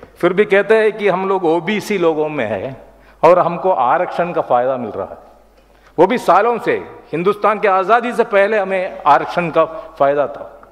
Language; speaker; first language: Hindi; non-native, local second language; Malayalam